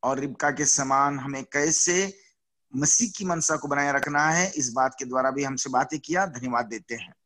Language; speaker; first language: Hindi; non-native, local second language; Telugu